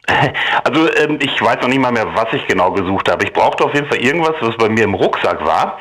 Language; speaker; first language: German; native; German